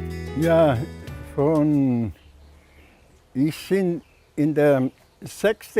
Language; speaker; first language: German; early bilingual, heritage; German